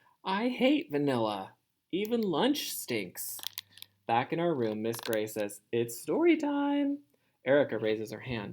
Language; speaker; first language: English; native; English